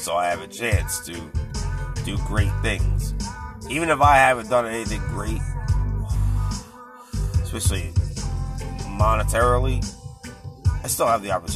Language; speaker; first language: English; native; English